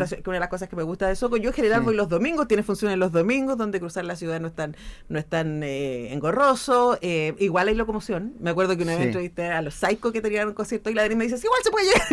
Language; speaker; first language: Spanish; native; Spanish